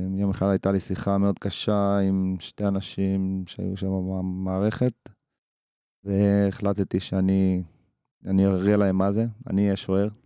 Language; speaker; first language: Hebrew; early bilingual, other home language; English